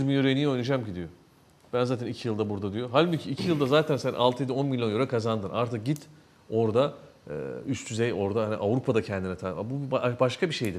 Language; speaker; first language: Turkish; native; Turkish